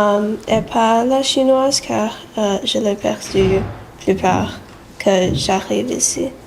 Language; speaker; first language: French; non-native, local second language; Chinese